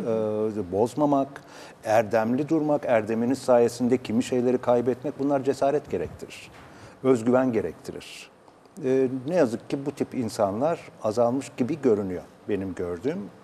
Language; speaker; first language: Turkish; native; Turkish